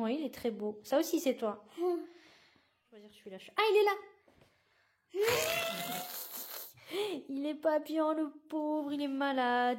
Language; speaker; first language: French; native; French